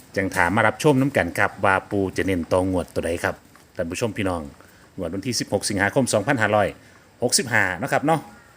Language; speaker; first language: Thai; native; Thai